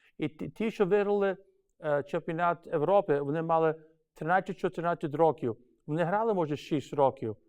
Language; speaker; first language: Ukrainian; early bilingual, heritage; Ukrainian